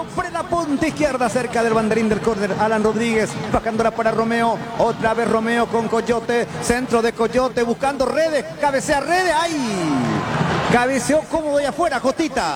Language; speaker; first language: Spanish; native; Spanish